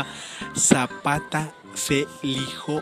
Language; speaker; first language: Spanish; native; Spanish